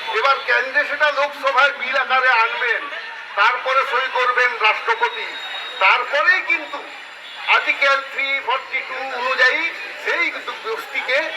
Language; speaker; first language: Bangla; non-native, local second language; Santali